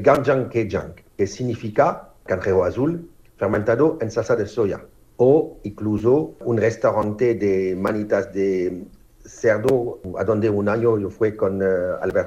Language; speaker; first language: Spanish; non-native, learner; French